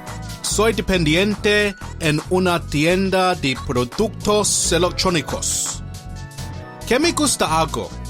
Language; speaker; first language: Spanish; non-native, learner; English